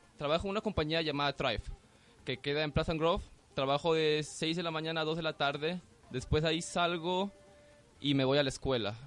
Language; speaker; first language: Spanish; native; Spanish